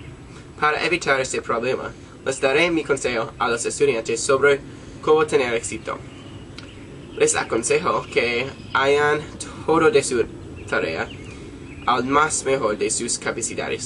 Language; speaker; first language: Spanish; non-native, learner; English